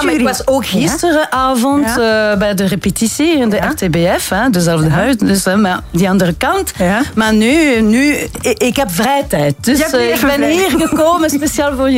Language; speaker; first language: Dutch; non-native, local second language; French